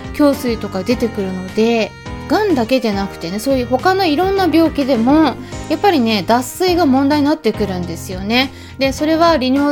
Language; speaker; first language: Japanese; native; Japanese